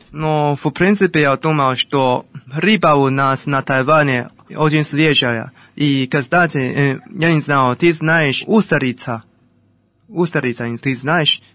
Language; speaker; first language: Russian; non-native, learner; Chinese